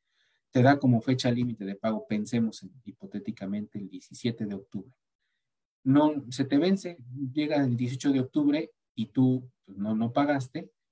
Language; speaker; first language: Spanish; native; Spanish